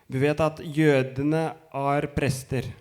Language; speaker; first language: Norwegian; non-native, fluent; Lithuanian